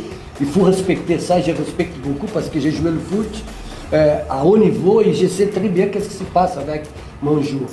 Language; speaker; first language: French; non-native, fluent; Portuguese